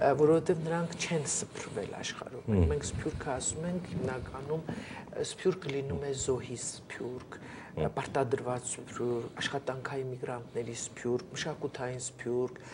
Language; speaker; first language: Armenian; native; Armenian